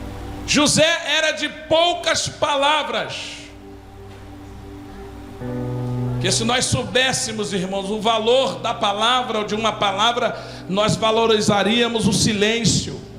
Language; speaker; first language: Portuguese; native; Portuguese